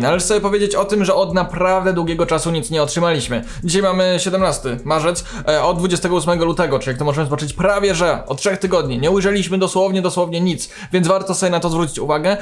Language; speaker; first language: Polish; native; Polish